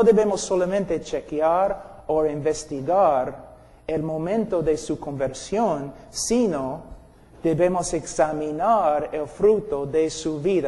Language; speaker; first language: Spanish; non-native, fluent; English